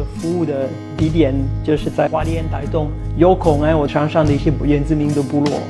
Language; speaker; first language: Chinese; non-native, fluent; French